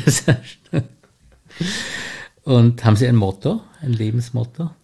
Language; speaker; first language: German; native; German